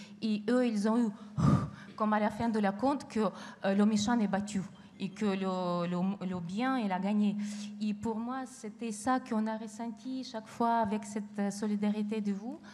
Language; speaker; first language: French; non-native, fluent; Ukrainian